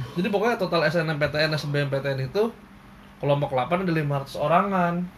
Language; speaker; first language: Indonesian; native; Indonesian